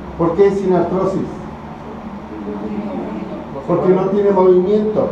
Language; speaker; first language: Spanish; native; Spanish